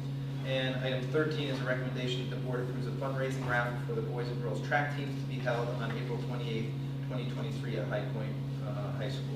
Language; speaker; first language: English; native; English